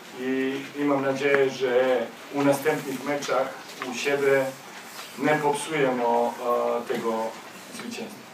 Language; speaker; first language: Polish; non-native, learner; Slovenian